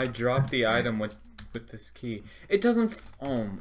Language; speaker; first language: English; native; English